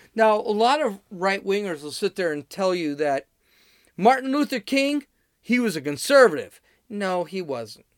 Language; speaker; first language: English; native; English